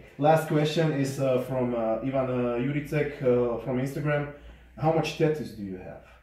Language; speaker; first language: English; non-native, learner; Slovak